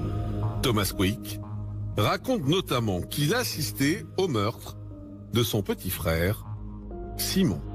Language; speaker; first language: French; native; French